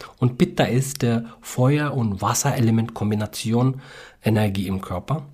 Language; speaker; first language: German; non-native, learner; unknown